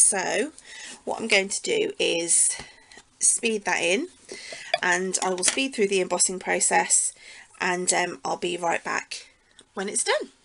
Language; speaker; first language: English; native; English